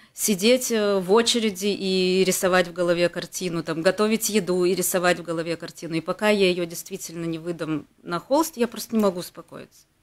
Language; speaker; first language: Russian; native; Russian